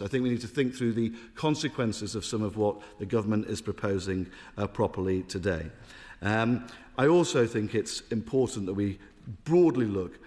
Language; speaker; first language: English; native; English